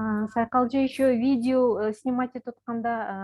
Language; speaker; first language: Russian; non-native, local second language; Kyrgyz